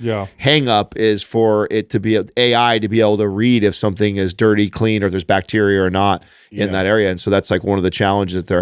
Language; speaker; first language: English; native; English